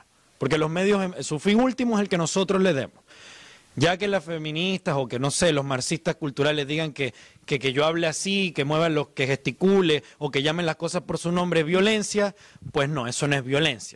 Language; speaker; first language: Spanish; native; Spanish